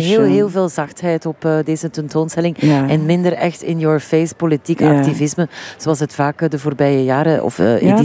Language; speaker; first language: Dutch; native; Dutch